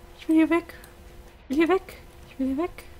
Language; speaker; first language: German; native; German